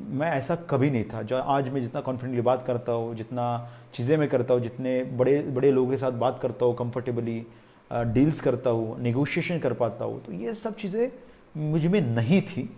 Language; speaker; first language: Hindi; non-native, local second language; Marathi